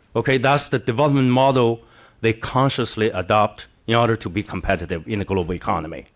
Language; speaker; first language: English; non-native, fluent; Chinese